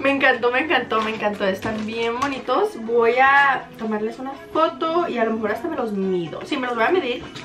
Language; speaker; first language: Spanish; early bilingual, heritage; Spanish